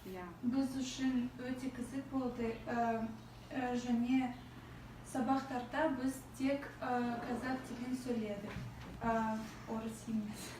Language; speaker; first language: Kazakh; non-native, learner; Russian